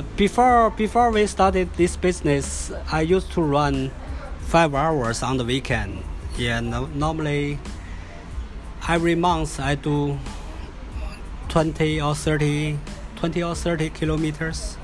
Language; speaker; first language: English; non-native, fluent; Chinese